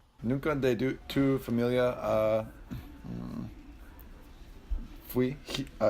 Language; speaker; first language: Spanish; non-native, learner; English